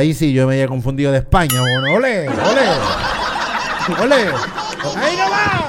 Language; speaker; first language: Spanish; native; Spanish